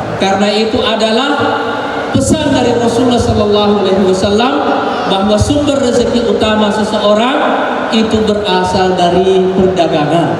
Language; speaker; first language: Indonesian; non-native, local second language; Buginese